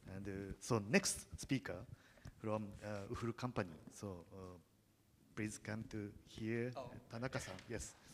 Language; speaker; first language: English; non-native, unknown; Japanese